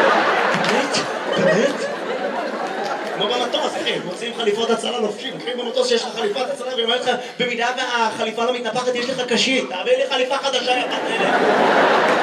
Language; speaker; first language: Hebrew; native; Hebrew